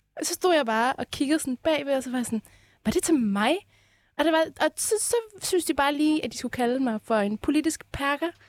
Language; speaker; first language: Danish; early bilingual, other home language; Persian